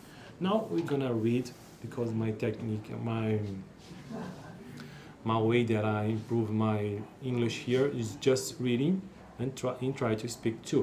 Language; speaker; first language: English; non-native, learner; Portuguese